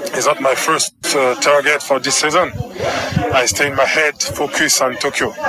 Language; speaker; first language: English; non-native, learner; French